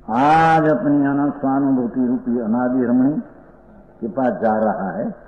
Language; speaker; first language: Hindi; non-native, local second language; Gujarati